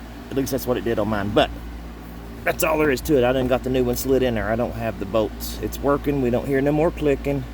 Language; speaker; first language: English; native; English